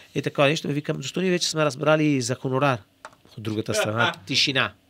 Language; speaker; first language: Bulgarian; non-native, learner; Italian